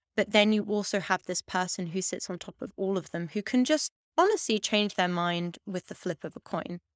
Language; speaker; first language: English; native; English